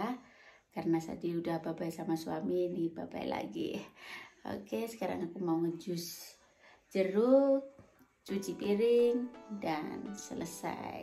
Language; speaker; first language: Indonesian; non-native, local second language; Javanese